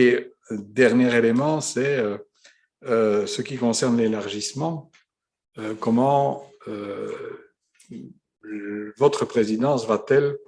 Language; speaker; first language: French; native; French